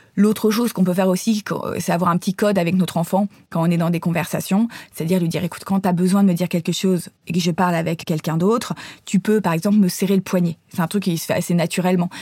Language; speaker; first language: French; native; French